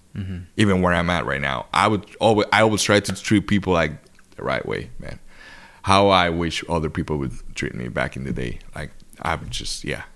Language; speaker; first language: English; non-native, fluent; Spanish